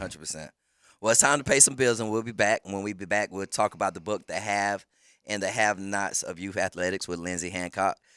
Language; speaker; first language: English; native; English